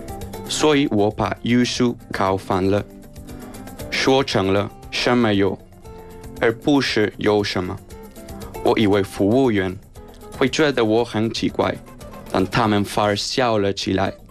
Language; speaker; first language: Chinese; non-native, fluent; Spanish